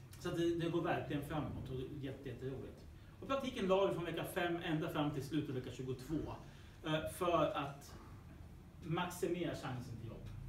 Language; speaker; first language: Swedish; native; Swedish